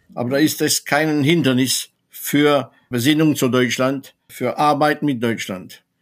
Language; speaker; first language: German; non-native, fluent; French